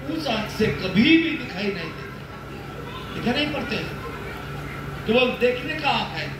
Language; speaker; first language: Hindi; non-native, local second language; Bangla